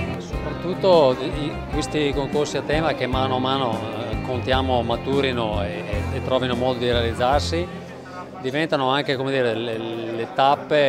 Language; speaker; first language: Italian; native; Italian